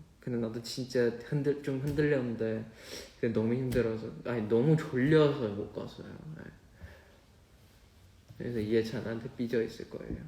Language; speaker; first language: Korean; non-native, fluent; Chinese